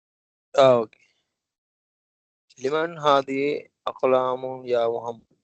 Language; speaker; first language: Arabic; non-native, learner; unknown